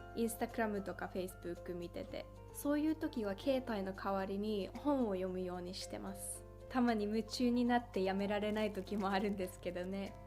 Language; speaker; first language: Japanese; non-native, fluent; Finnish